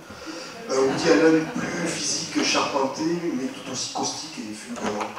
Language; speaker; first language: French; native; French